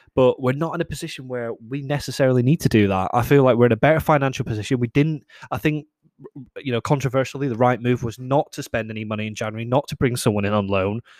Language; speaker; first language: English; native; English